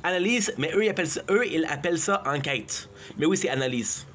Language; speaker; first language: French; native; French